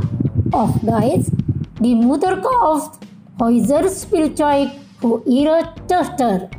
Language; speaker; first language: German; non-native, fluent; Indonesian